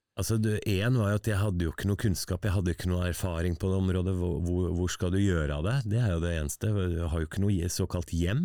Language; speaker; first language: Norwegian; native; Norwegian